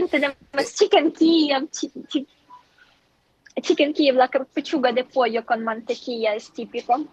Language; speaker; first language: Spanish; non-native, fluent; Ukrainian